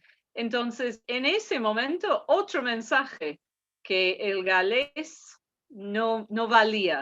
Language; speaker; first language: Spanish; non-native, fluent; English